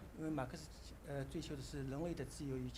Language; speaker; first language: Chinese; native; Chinese